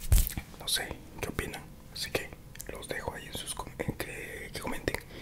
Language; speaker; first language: Spanish; native; Spanish